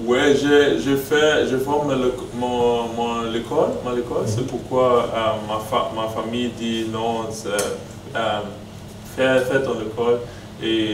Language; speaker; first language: French; non-native, learner; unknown